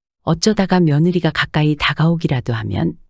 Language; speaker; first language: Korean; native; Korean